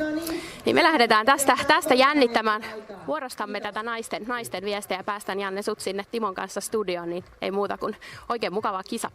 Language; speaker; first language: Finnish; native; Finnish